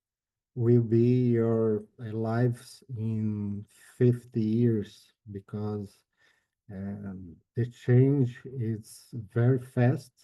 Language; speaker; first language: English; non-native, learner; Portuguese